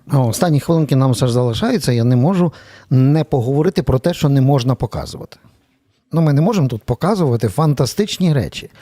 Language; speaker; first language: Ukrainian; native; Ukrainian